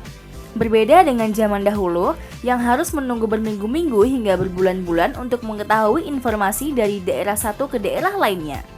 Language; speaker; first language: Indonesian; native; Indonesian